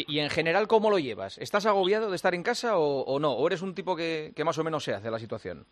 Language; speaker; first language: Spanish; native; Spanish